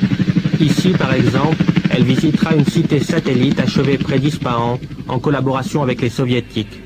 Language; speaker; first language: French; native; French